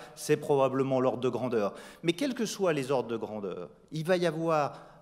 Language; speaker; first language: French; native; French